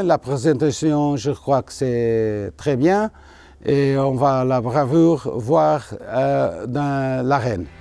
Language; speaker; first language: French; non-native, learner; Portuguese